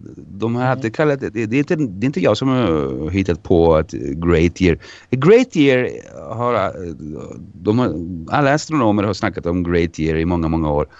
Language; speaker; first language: Swedish; non-native, fluent; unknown